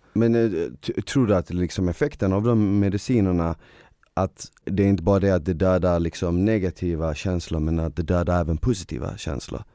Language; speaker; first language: Swedish; native; Swedish